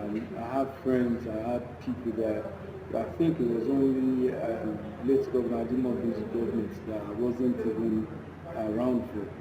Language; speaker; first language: English; non-native, local second language; Yoruba